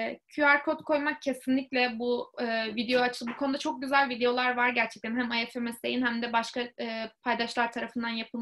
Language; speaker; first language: Turkish; native; Turkish